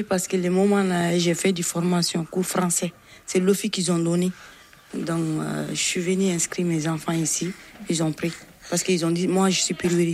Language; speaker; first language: French; non-native, learner; Bambara